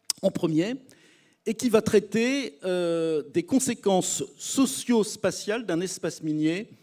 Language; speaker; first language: French; native; French